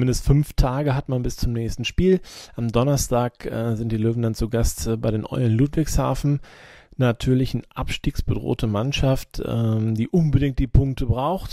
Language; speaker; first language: German; native; German